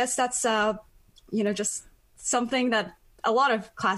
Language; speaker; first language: English; non-native, fluent; Persian